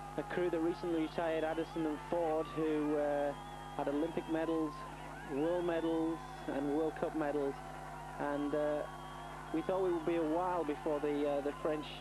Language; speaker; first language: English; native; English